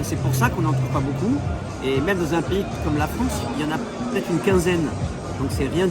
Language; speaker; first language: French; native; French